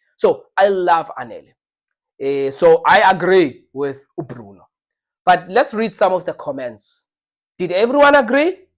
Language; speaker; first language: English; non-native, local second language; Zulu